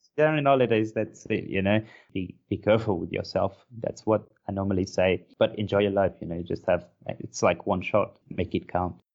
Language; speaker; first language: English; non-native, fluent; Portuguese